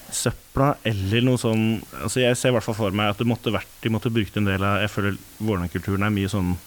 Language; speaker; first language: Norwegian; native; Norwegian